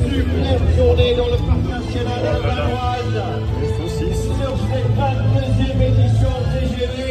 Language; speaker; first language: French; native; French